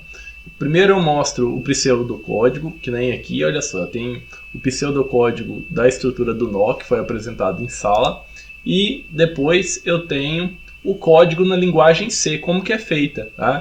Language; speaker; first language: Portuguese; native; Portuguese